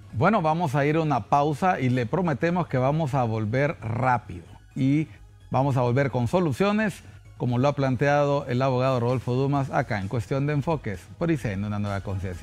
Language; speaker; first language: Spanish; native; Spanish